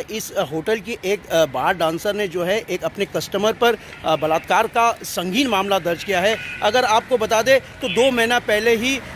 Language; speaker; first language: Hindi; native; Hindi